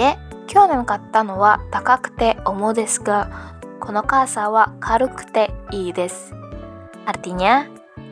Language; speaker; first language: Japanese; non-native, learner; Indonesian